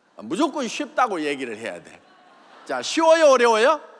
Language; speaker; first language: Korean; native; Korean